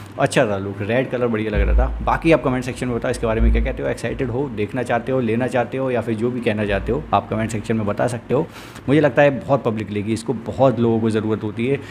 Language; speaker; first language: Hindi; native; Hindi